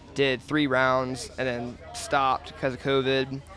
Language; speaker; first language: English; native; English